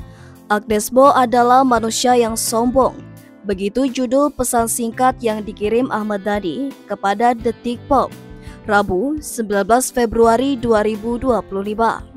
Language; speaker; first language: Indonesian; native; Indonesian